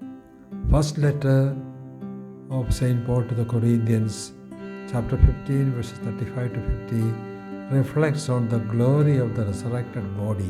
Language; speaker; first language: English; non-native, local second language; Malayalam